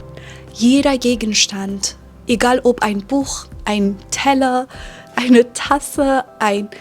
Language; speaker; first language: German; non-native, fluent; Persian